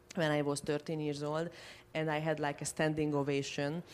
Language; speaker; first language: English; non-native, fluent; Hungarian